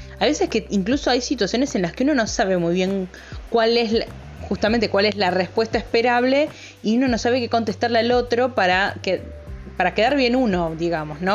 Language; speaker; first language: Spanish; native; Spanish